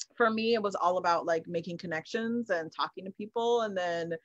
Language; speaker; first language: English; native; English